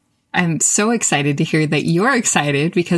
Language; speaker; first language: English; native; English